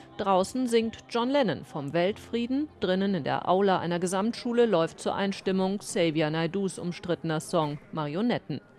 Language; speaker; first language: German; native; German